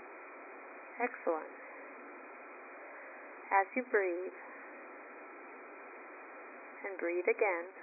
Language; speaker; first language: English; native; English